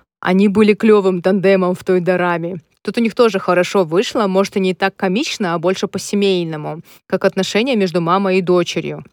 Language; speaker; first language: Russian; native; Russian